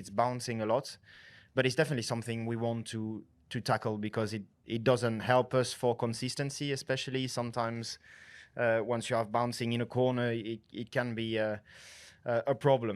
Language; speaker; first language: English; non-native, fluent; French